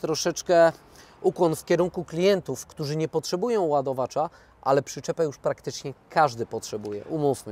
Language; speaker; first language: Polish; native; Polish